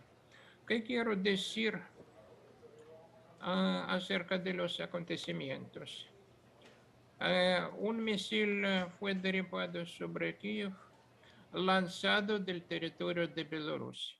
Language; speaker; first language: Spanish; non-native, fluent; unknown